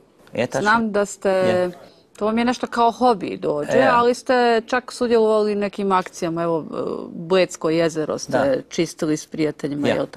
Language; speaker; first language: Serbian; native; Serbian